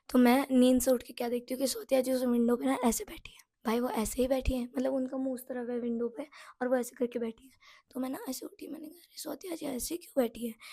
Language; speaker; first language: Hindi; non-native, local second language; Nepali